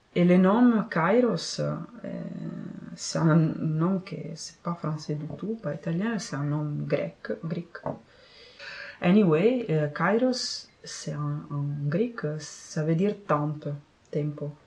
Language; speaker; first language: French; non-native, fluent; Italian